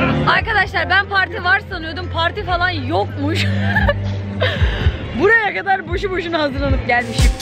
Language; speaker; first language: Turkish; native; Turkish